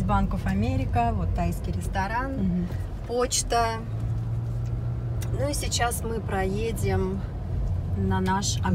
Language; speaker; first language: Russian; native; Russian